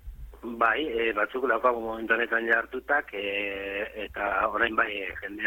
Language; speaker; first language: Basque; native; Basque